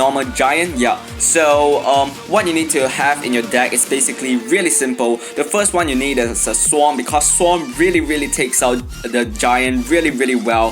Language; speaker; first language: English; non-native, fluent; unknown